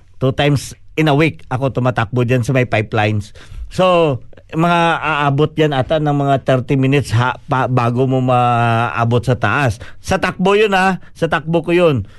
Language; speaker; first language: Filipino; non-native, local second language; Cebuano